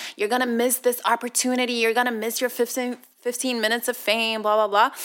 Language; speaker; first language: English; non-native, fluent; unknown